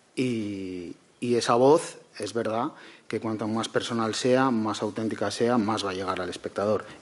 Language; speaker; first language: Spanish; native; Spanish